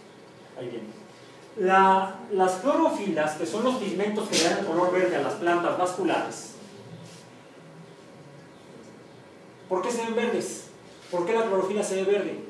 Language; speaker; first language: Spanish; native; Spanish